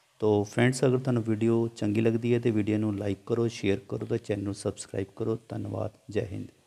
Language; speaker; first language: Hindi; non-native, local second language; Punjabi